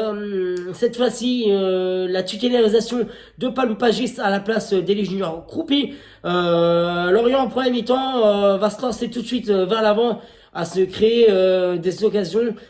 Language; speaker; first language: French; native; French